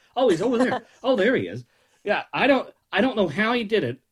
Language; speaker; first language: English; native; English